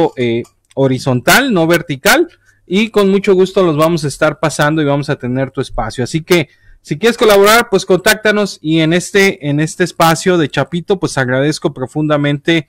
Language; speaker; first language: Spanish; native; Spanish